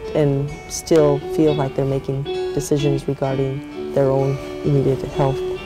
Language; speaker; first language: English; native; English